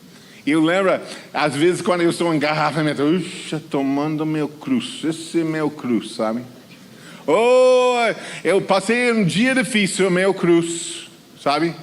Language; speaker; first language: Portuguese; non-native, fluent; English